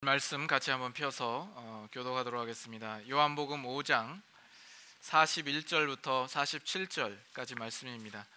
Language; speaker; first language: Korean; native; Korean